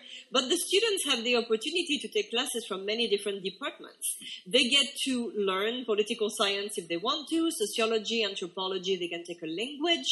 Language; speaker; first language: English; non-native, fluent; French